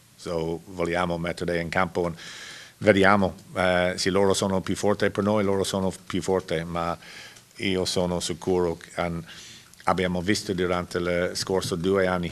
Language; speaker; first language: Italian; non-native, learner; English